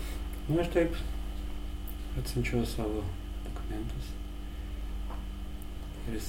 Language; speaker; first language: Lithuanian; non-native, learner; Azerbaijani